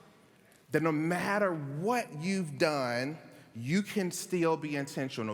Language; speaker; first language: English; native; English